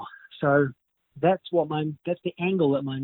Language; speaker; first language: English; native; English